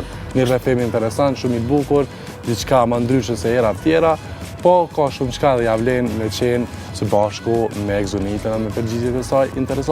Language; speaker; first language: Albanian; native; Albanian